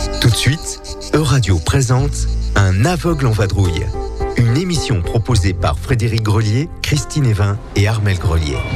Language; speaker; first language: French; native; French